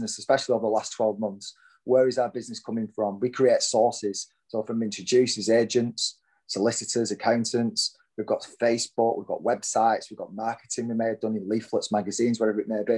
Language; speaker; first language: English; native; English